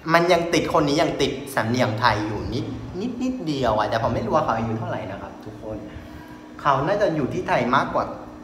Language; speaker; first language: Thai; non-native, fluent; Vietnamese